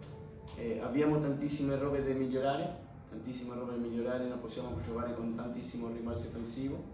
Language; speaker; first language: Italian; non-native, fluent; Spanish